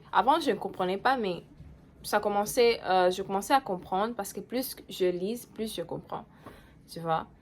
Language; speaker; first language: French; non-native, fluent; Portuguese